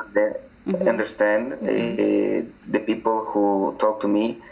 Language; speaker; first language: English; non-native, learner; Spanish